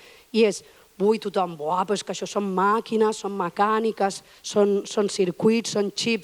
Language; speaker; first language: Catalan; native; Catalan